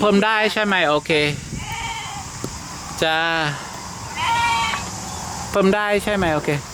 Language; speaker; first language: Thai; non-native, learner; English